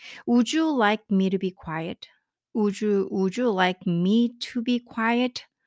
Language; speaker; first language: English; non-native, fluent; Korean